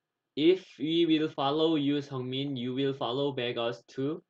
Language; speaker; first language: English; non-native, learner; Korean